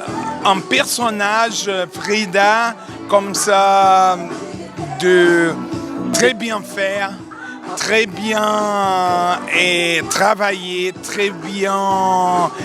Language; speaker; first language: French; non-native, learner; Portuguese